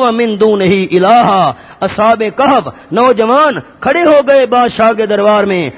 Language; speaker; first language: Urdu; non-native, local second language; Pashto